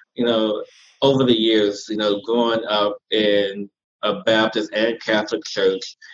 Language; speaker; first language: English; native; English